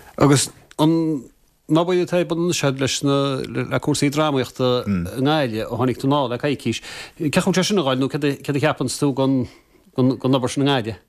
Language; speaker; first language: Irish; native; Irish